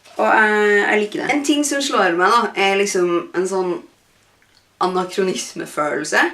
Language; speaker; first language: Norwegian; native; Norwegian